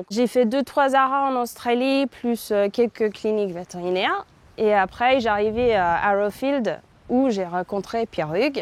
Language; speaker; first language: French; non-native, fluent; English